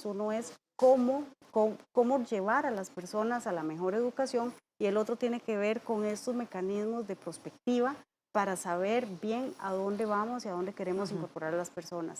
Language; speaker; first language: Spanish; native; Spanish